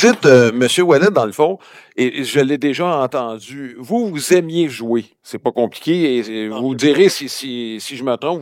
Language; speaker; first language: French; native; French